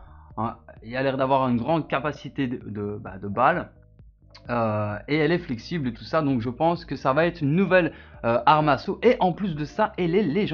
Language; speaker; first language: French; native; French